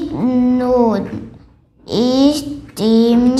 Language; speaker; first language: English; non-native, learner; Vietnamese